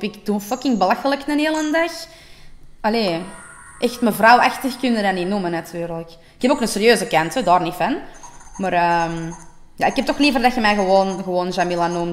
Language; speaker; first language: Dutch; native; Dutch